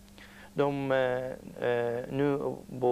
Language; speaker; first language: Swedish; non-native, learner; Arabic